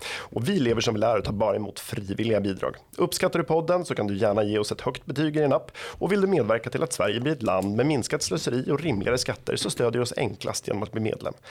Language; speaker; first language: Swedish; native; Swedish